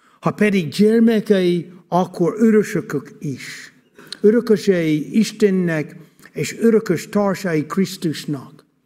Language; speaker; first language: Hungarian; non-native, fluent; English